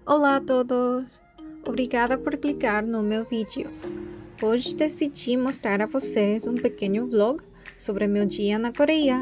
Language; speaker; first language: Portuguese; non-native, fluent; Korean